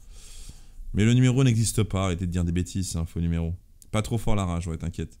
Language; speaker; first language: French; native; French